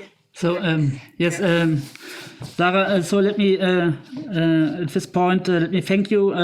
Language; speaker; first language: English; non-native, fluent; German